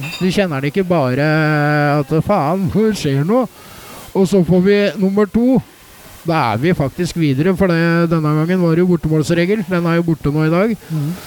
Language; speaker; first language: Norwegian; native; Norwegian